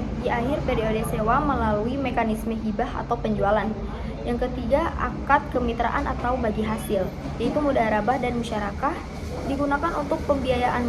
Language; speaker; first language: Indonesian; native; Indonesian